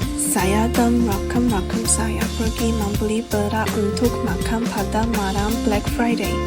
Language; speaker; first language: Malay; non-native, learner; Chinese